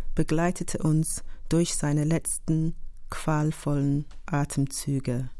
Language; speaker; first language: German; non-native, fluent; English